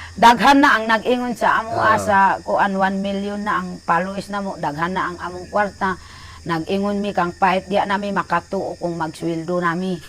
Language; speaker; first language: Cebuano; non-native, local second language; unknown